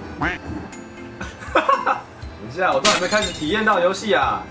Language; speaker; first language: Chinese; native; Chinese